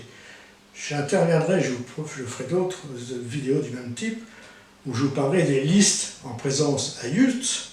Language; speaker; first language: French; native; French